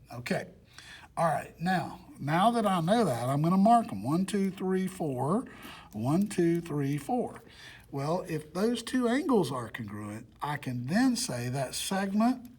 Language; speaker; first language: English; native; English